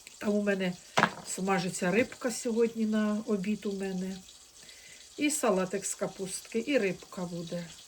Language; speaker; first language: Ukrainian; non-native, local second language; Russian